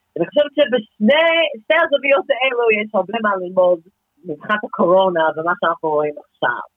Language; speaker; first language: Hebrew; non-native, fluent; English